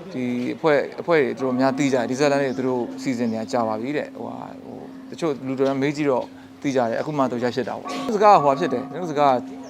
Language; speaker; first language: Burmese; non-native, local second language; Shan